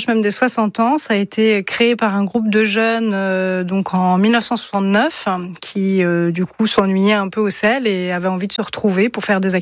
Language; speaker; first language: French; native; French